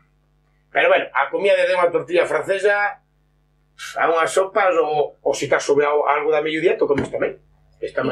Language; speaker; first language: Spanish; non-native, local second language; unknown